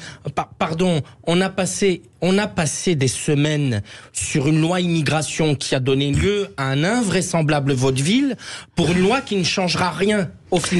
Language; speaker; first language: French; native; French